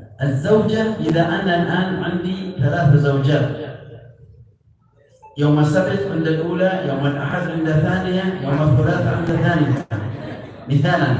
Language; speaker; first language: Arabic; non-native, fluent; Indonesian